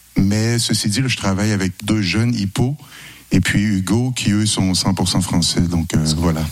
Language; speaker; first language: French; native; French